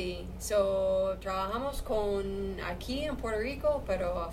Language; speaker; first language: Spanish; non-native, learner; English